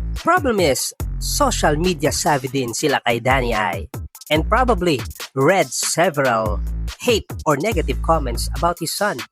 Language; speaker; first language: English; non-native, local second language; Filipino